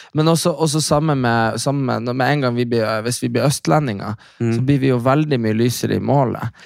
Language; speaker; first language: Norwegian; native; Norwegian